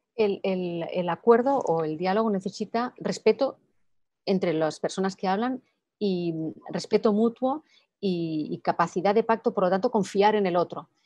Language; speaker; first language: Spanish; non-native, local second language; Catalan